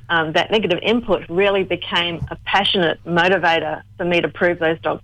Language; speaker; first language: English; native; English